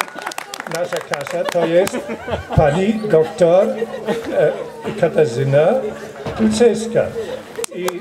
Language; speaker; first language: Polish; non-native, learner; German